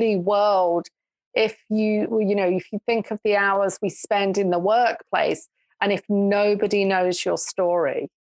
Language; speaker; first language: English; native; English